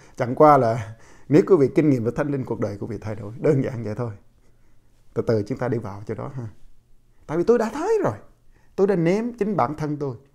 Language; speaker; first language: Vietnamese; non-native, local second language; Jarai